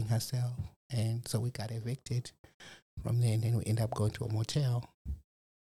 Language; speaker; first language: English; non-native, local second language; Nyanja